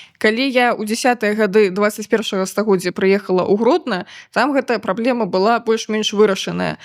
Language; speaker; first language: Belarusian; native; Belarusian